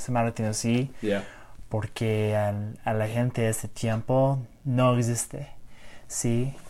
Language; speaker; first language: Spanish; non-native, learner; English